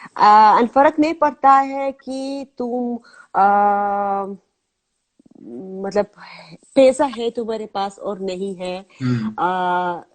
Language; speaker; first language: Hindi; non-native, learner; Azerbaijani